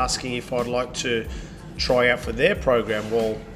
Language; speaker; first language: English; native; English